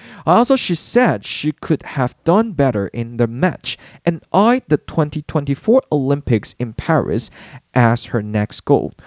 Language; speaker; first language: English; non-native, fluent; Chinese